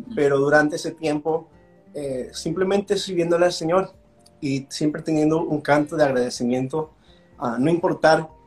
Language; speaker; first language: Spanish; early bilingual, heritage; Spanish